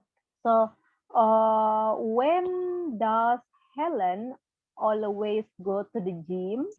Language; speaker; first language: English; non-native, fluent; Indonesian